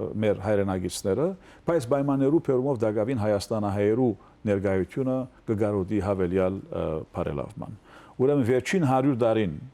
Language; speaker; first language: Armenian; early bilingual, heritage; Armenian